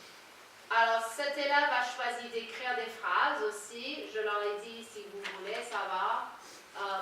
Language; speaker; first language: French; non-native, fluent; English